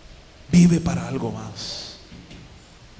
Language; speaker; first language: Spanish; native; Spanish